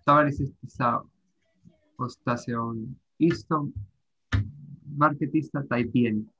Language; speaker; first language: Finnish; non-native, learner; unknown